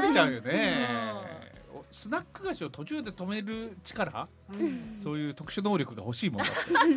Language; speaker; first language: Japanese; native; Japanese